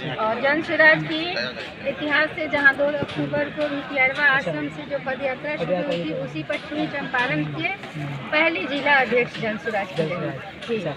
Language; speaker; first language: Hindi; native; Hindi